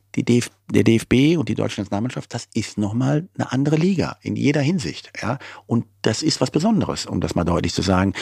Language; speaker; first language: German; native; German